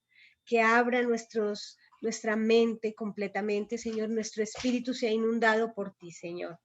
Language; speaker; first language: Spanish; native; Spanish